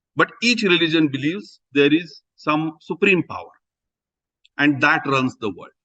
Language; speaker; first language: English; non-native, local second language; Marathi